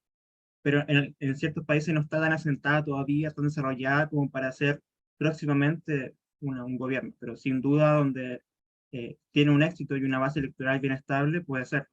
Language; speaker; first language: Spanish; native; Spanish